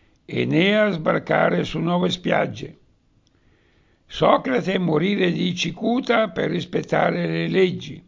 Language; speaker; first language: Italian; native; Italian